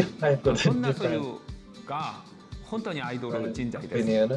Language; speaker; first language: Japanese; non-native, learner; Korean